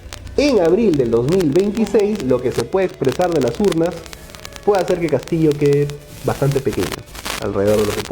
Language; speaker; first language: Spanish; native; Spanish